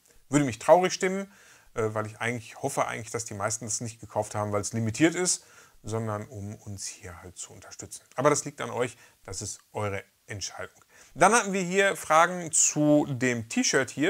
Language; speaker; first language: German; native; German